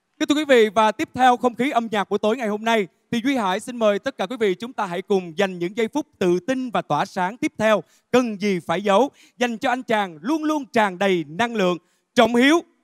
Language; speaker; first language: Vietnamese; native; Vietnamese